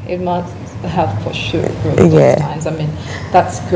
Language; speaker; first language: English; non-native, local second language; Ganda